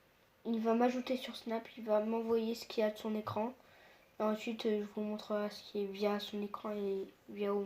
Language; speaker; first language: French; native; French